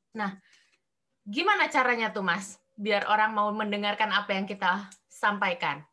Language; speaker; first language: Indonesian; native; Indonesian